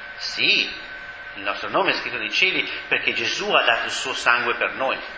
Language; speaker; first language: Italian; native; Italian